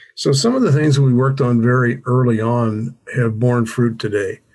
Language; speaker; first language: English; native; English